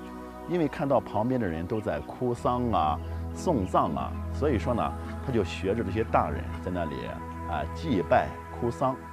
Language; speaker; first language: Chinese; native; Chinese